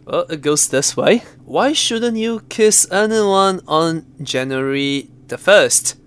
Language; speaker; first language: English; non-native, local second language; Chinese